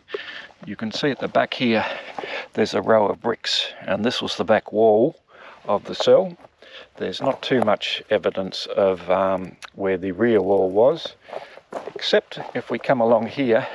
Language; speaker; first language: English; native; English